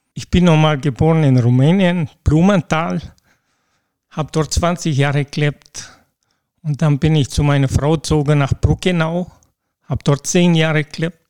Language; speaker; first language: German; non-native, local second language; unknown